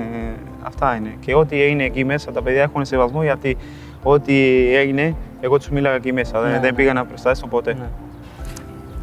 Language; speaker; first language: Greek; non-native, fluent; Spanish